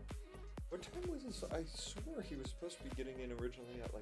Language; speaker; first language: English; native; English